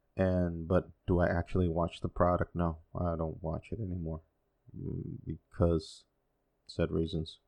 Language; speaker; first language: English; non-native, fluent; Spanish